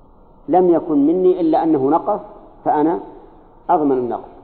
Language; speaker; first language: Arabic; native; Arabic